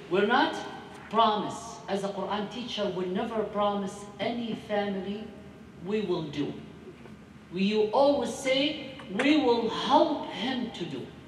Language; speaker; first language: English; non-native, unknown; Arabic